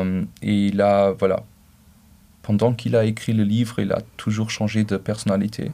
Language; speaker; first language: French; non-native, local second language; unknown